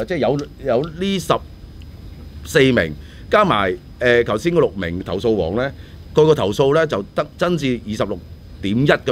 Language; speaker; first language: Cantonese; native; Cantonese